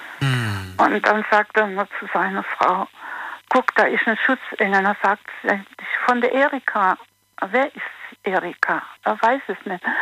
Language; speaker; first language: German; native; German